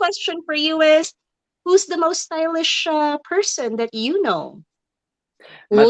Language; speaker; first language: English; non-native, local second language; Filipino